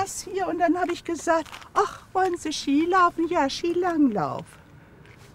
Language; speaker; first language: German; native; German